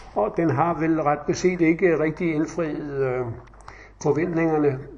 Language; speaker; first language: Danish; native; Danish